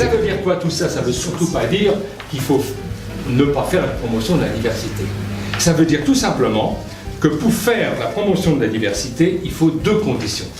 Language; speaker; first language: French; native; French